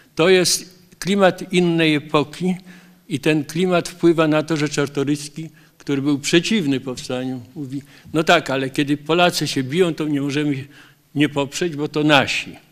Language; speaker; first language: Polish; native; Polish